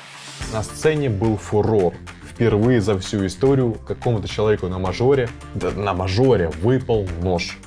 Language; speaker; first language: Russian; native; Russian